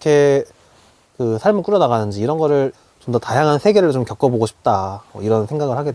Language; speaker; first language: Korean; native; Korean